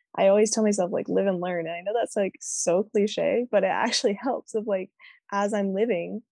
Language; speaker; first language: English; native; English